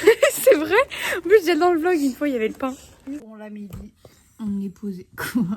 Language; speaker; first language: French; native; French